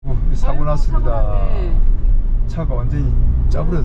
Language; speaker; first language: Korean; native; Korean